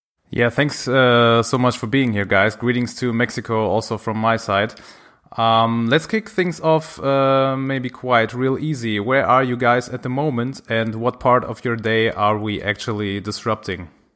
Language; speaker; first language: English; non-native, fluent; German